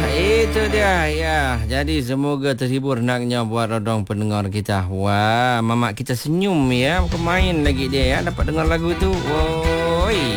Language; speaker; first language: Malay; non-native, local second language; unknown